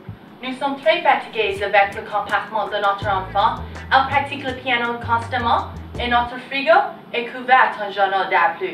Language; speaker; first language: French; non-native, learner; English